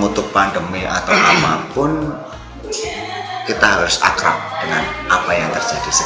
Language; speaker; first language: Indonesian; non-native, local second language; Javanese